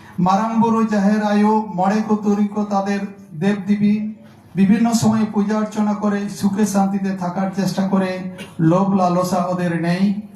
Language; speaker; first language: Bangla; non-native, local second language; Santali